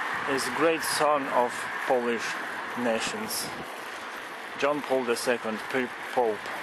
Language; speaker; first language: English; non-native, learner; Polish